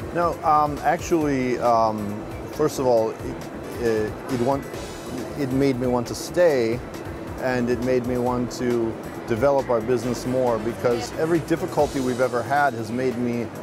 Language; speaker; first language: English; native; English